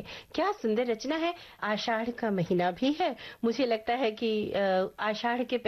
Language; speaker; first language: Hindi; native; Hindi